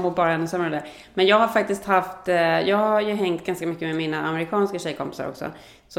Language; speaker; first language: Swedish; native; Swedish